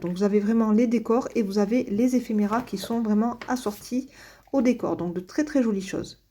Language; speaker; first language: French; native; French